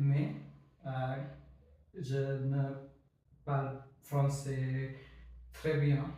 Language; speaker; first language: French; non-native, learner; English